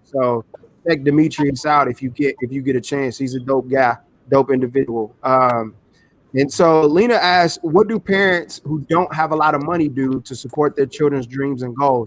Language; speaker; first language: English; native; English